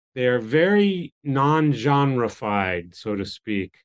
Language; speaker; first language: English; native; English